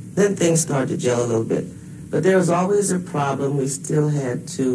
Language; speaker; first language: English; native; English